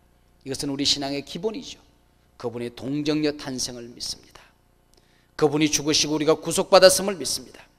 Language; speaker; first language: Korean; native; Korean